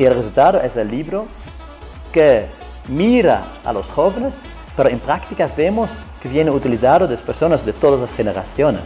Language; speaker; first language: Spanish; non-native, fluent; Italian